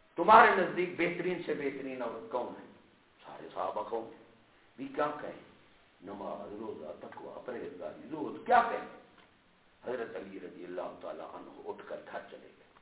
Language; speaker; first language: Urdu; non-native, local second language; Punjabi